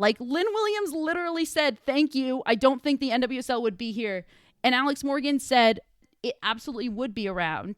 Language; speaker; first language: English; native; English